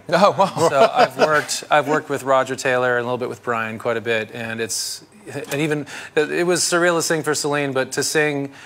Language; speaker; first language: English; native; English